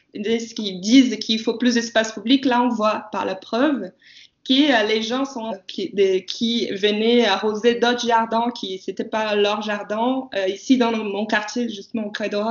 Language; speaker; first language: French; non-native, fluent; Portuguese